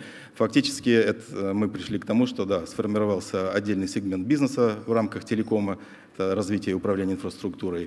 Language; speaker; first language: Russian; native; Russian